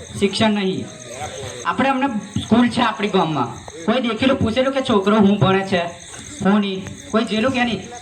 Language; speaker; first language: Gujarati; non-native, local second language; Rathawi